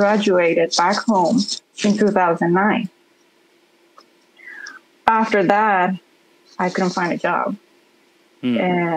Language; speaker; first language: English; non-native, fluent; Spanish